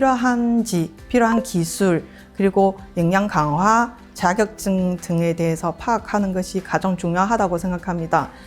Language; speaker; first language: Korean; non-native, fluent; Chinese